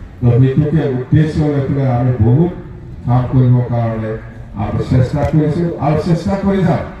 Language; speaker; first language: Assamese; non-native, local second language; Bodo